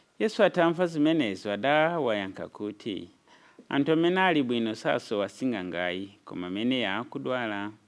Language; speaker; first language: Nyanja; non-native, fluent; Nyankole